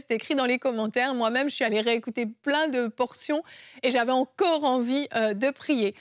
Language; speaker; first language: French; native; French